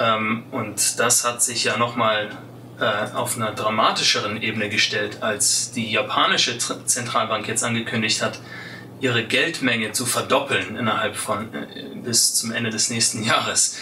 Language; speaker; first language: German; native; German